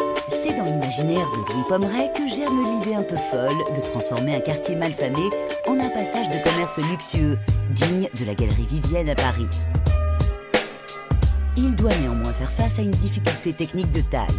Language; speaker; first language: French; native; French